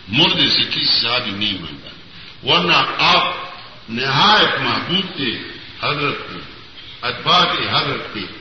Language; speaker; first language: Urdu; non-native, local second language; Pashto